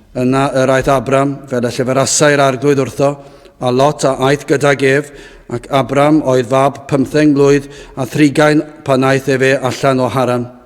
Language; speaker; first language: Welsh; native; Welsh